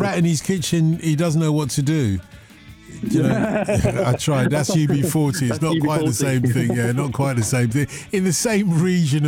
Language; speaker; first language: English; native; English